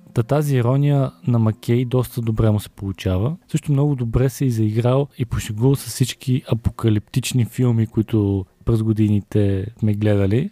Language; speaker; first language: Bulgarian; native; Bulgarian